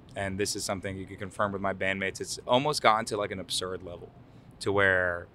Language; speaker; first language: English; early bilingual, other home language; Arabic